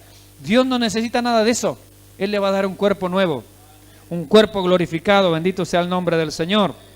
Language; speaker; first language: Spanish; native; Spanish